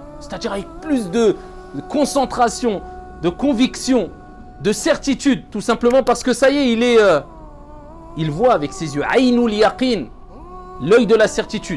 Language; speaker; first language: French; native; French